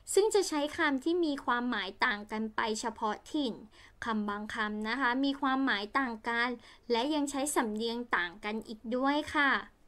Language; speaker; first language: Thai; native; Thai